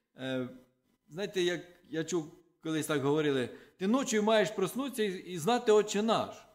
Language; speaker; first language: Ukrainian; non-native, local second language; Russian